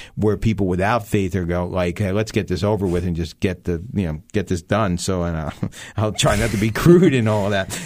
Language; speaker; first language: English; early bilingual, other home language; Armenian